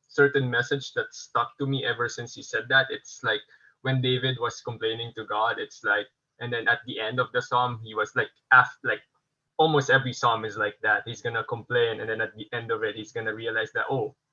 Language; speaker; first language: English; non-native, local second language; Filipino